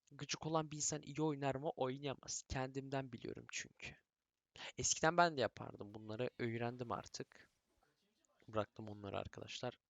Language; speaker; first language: Turkish; early bilingual, heritage; Turkish